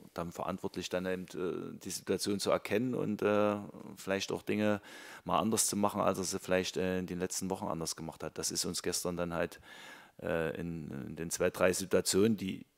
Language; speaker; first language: German; native; German